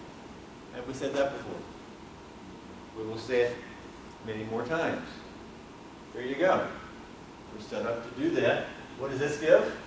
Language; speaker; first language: English; native; English